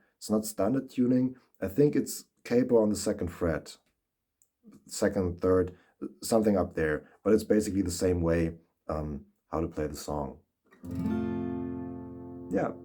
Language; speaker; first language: English; non-native, fluent; German